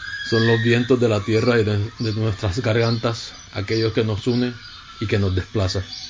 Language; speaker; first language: Spanish; native; Spanish